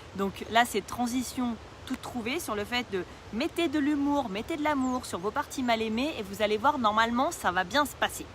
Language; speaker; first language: French; native; French